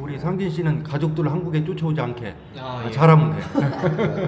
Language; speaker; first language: Korean; non-native, learner; Vietnamese